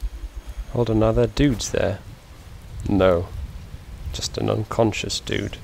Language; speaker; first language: English; native; English